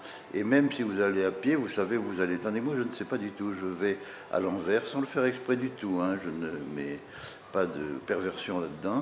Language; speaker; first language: French; native; French